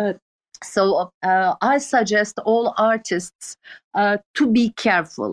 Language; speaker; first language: English; non-native, fluent; Turkish